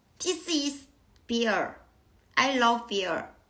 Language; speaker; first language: English; non-native, learner; Korean